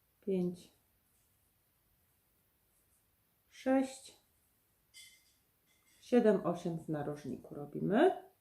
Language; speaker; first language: Polish; native; Polish